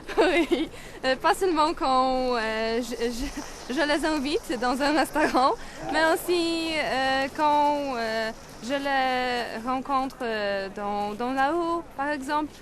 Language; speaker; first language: French; non-native, learner; Polish